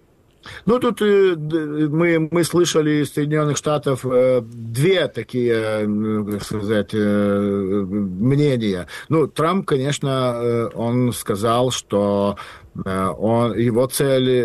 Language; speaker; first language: Russian; non-native, fluent; Lithuanian